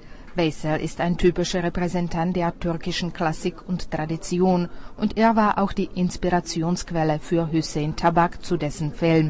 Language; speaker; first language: German; non-native, fluent; Czech